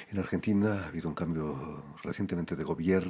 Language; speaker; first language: Spanish; native; Spanish